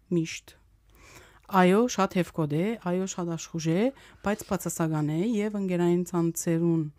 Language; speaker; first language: Armenian; early bilingual, heritage; Armenian